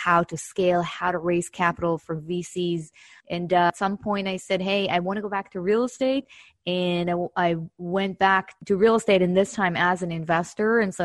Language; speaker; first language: English; non-native, fluent; Hebrew